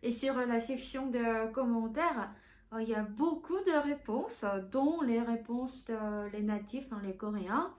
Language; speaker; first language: French; non-native, fluent; Korean